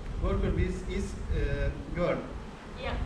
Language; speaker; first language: English; non-native, learner; Turkish